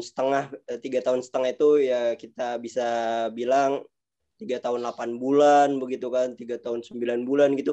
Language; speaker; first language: Indonesian; native; Indonesian